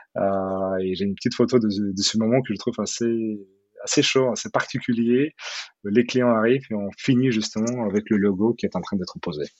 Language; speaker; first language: French; non-native, fluent; Russian